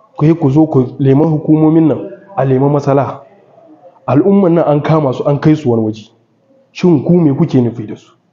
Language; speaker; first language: Hausa; early bilingual, heritage; Hausa